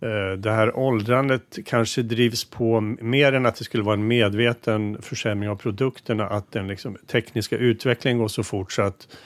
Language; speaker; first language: Swedish; native; Swedish